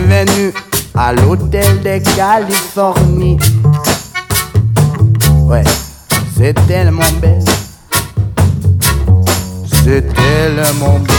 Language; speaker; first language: French; non-native, learner; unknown